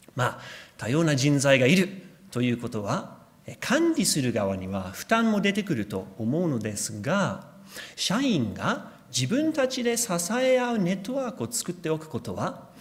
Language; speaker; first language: Japanese; non-native, fluent; English